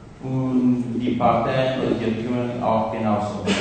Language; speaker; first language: German; non-native, fluent; Kurdish